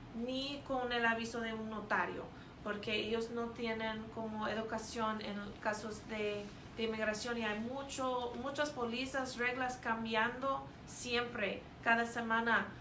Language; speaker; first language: Spanish; non-native, fluent; English